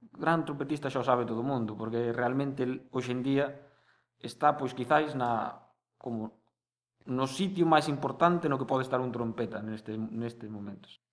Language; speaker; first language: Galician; native; Galician